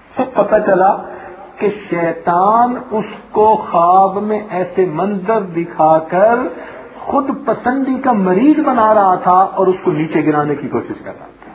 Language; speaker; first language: Urdu; non-native, local second language; Punjabi